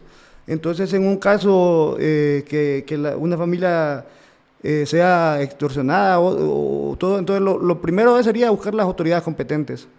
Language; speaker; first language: Spanish; native; Spanish